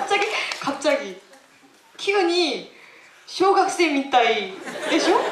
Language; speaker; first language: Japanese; non-native, learner; Korean